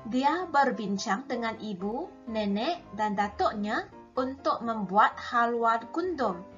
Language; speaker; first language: Malay; non-native, local second language; Chinese